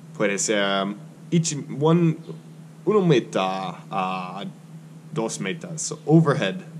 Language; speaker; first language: Spanish; non-native, learner; English